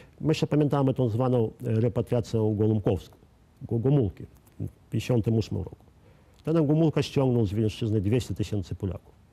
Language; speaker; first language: Polish; native; Polish